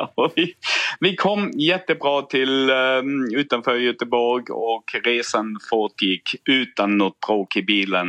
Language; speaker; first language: Swedish; non-native, fluent; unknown